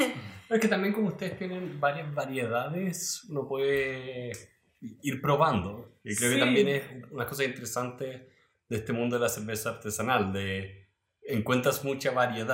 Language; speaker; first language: Spanish; native; Spanish